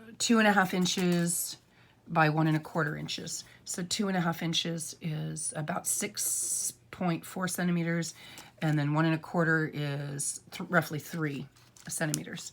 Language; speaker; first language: English; native; English